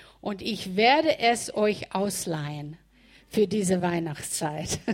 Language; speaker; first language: German; non-native, fluent; English